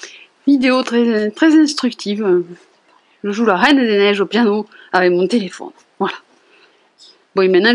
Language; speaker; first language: French; native; French